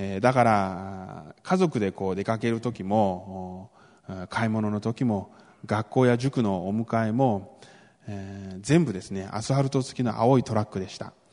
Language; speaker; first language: Japanese; early bilingual, other home language; Korean